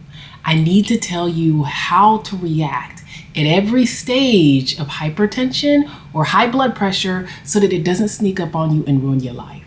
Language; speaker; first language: English; native; English